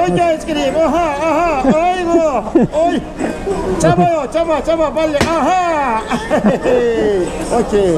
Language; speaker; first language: Korean; non-native, learner; Turkish